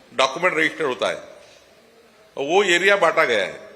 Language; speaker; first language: Hindi; non-native, local second language; Marathi